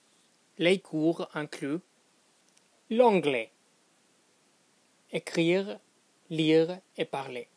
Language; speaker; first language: French; non-native, fluent; English